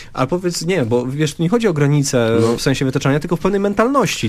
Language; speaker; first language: Polish; native; Polish